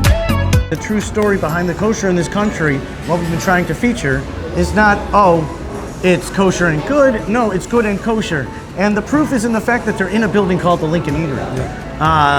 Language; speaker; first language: English; native; English